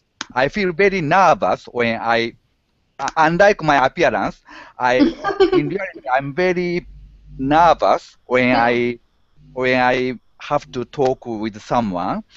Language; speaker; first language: English; non-native, learner; Japanese